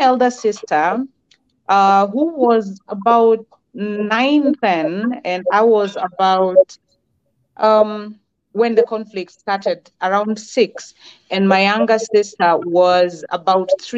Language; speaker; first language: English; non-native, local second language; Kamba